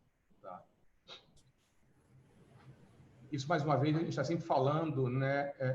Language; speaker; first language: Portuguese; native; Portuguese